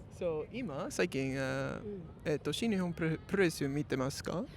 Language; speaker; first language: Japanese; non-native, learner; English